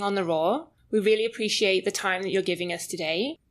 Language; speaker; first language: English; native; English